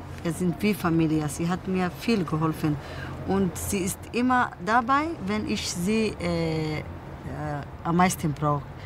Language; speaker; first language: German; non-native, learner; Somali